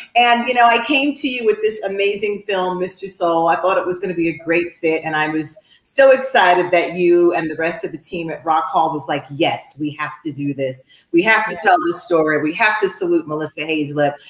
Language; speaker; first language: English; native; English